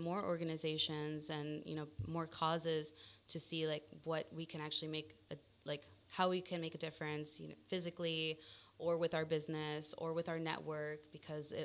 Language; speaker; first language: English; early bilingual, other home language; Spanish